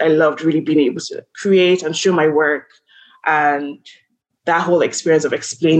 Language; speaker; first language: English; non-native, local second language; Yoruba